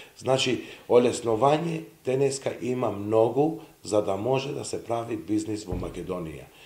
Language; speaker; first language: Macedonian; non-native, local second language; Serbian